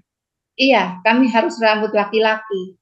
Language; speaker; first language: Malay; non-native, local second language; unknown